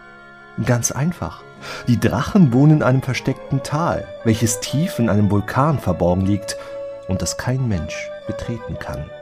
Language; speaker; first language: German; native; German